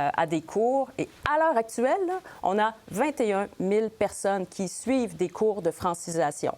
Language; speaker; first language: French; native; French